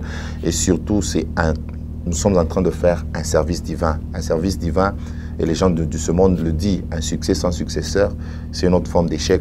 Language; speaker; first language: French; non-native, local second language; Swahili